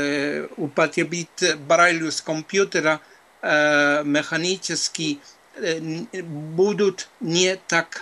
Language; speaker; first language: Russian; non-native, fluent; Spanish